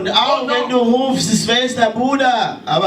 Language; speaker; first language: German; non-native, learner; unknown